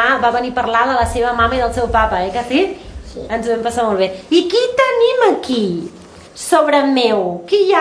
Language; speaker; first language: Catalan; native; Catalan